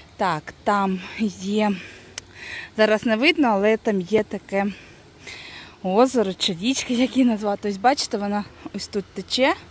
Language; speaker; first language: Ukrainian; non-native, local second language; Russian